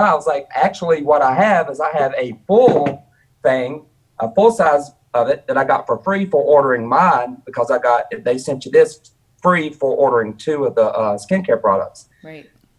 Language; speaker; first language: English; native; English